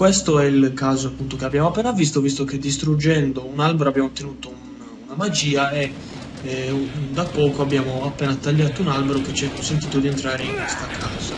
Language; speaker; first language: Italian; native; Italian